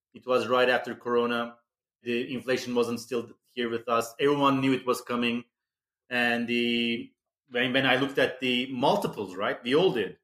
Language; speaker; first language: English; non-native, fluent; Turkish